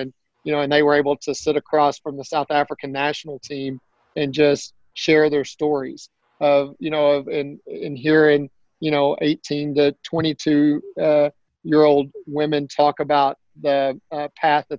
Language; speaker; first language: English; native; English